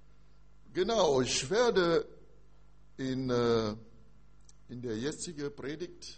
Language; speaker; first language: German; non-native, learner; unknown